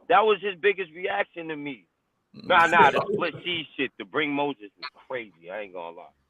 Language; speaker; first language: English; native; English